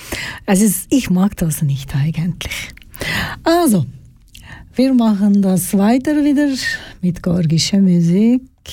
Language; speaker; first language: German; non-native, learner; Georgian